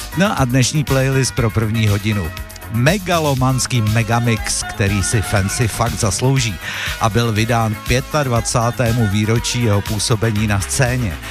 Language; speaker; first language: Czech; native; Czech